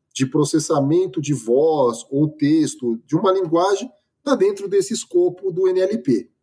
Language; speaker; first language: Portuguese; native; Portuguese